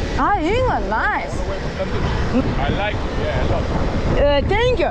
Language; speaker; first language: English; non-native, learner; Lithuanian